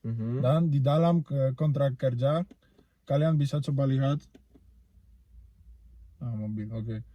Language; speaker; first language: Indonesian; non-native, learner; Polish